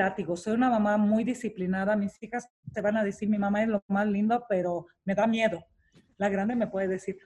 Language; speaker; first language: Spanish; non-native, fluent; Romanian